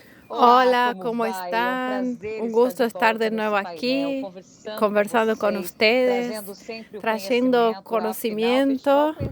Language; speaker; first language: Spanish; non-native, fluent; Portuguese